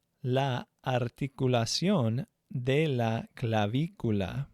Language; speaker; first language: Spanish; non-native, fluent; English